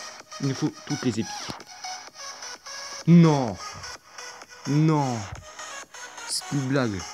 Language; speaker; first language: French; native; French